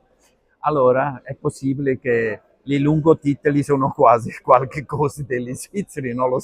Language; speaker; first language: Italian; non-native, learner; Arabic